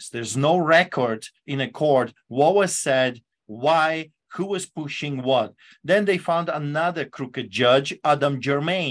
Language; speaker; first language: English; non-native, fluent; Polish